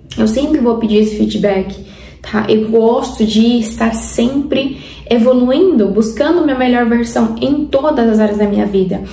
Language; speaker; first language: Portuguese; non-native, fluent; Spanish